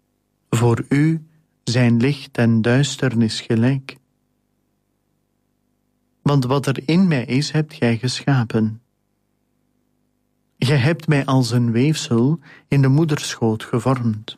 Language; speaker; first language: Dutch; native; Dutch